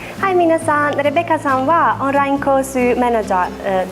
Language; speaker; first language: Japanese; non-native, learner; English